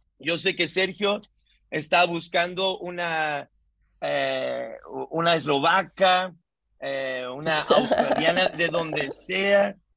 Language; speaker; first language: Spanish; native; Spanish